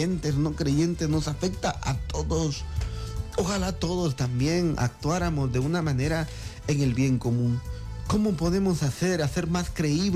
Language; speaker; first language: Spanish; native; Spanish